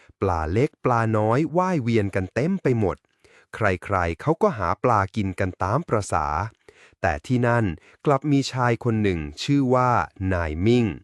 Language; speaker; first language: Thai; native; Thai